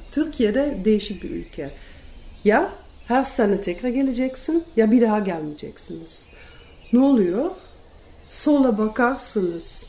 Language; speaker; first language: Turkish; non-native, fluent; Dutch